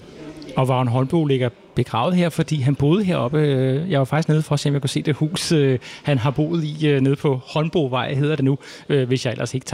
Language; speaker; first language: Danish; native; Danish